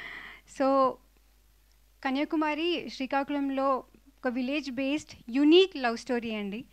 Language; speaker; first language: Telugu; non-native, fluent; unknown